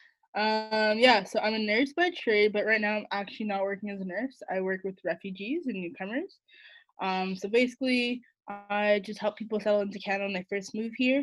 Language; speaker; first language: English; native; English